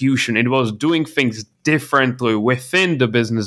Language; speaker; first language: English; non-native, fluent; Czech